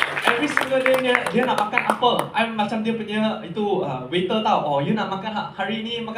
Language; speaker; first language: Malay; non-native, local second language; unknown